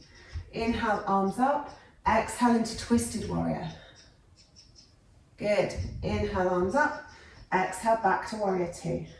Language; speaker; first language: English; native; English